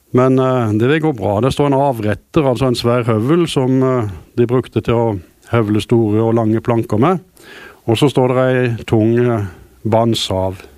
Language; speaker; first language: Norwegian; native; Norwegian